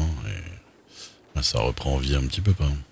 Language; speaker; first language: French; native; French